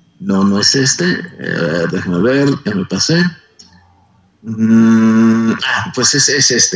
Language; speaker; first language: Spanish; native; Spanish